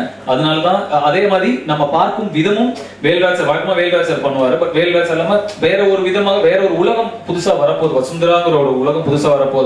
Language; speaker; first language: Tamil; native; Tamil